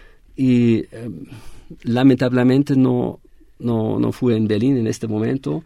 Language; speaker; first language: Spanish; non-native, fluent; German